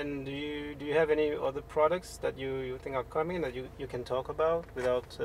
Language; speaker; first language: English; non-native, fluent; French